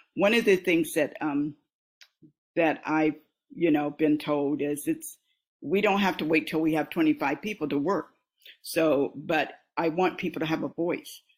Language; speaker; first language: English; native; English